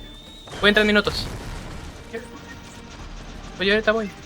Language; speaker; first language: Spanish; native; Spanish